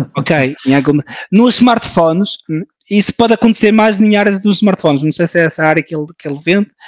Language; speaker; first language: Portuguese; early bilingual, heritage; French